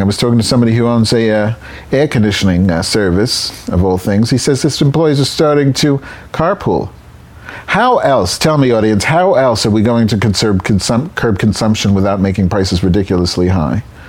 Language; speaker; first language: English; native; English